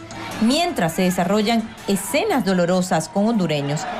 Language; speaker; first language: Spanish; native; Spanish